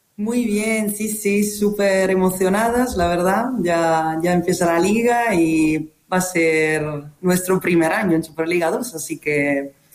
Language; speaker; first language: Spanish; non-native, fluent; Italian